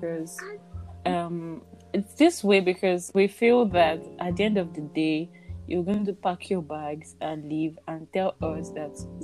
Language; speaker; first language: English; non-native, local second language; Yoruba